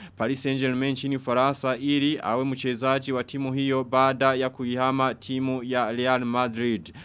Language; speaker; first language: Swahili; non-native, local second language; Rundi